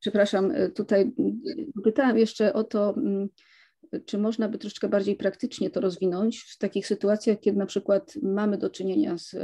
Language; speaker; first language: Polish; native; Polish